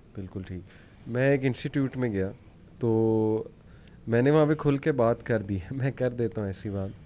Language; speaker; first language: Urdu; native; Urdu